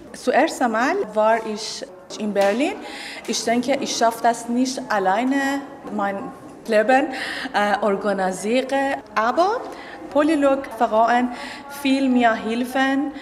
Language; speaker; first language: German; non-native, learner; Persian